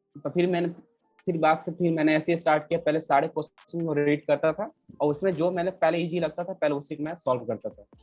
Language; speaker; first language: Hindi; native; Hindi